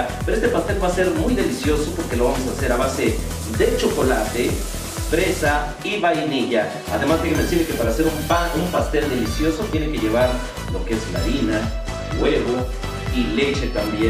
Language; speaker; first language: Spanish; native; Spanish